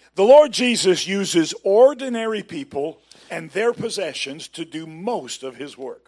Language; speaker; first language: English; native; English